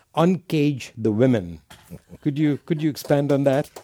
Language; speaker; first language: English; non-native, local second language; Urdu